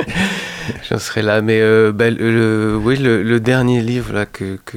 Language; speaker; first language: French; native; French